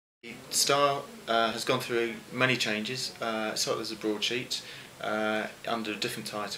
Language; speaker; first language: English; native; English